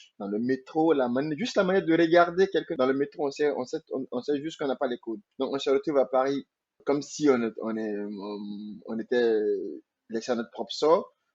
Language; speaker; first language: French; non-native, local second language; Mandingo